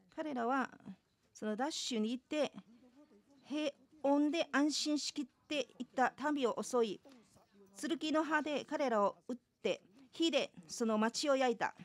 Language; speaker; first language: Japanese; non-native, fluent; Chinese